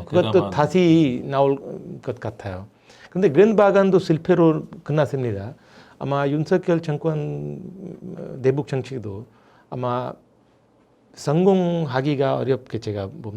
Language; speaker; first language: Korean; non-native, fluent; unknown